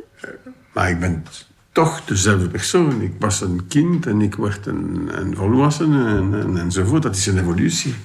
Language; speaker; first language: Dutch; non-native, local second language; French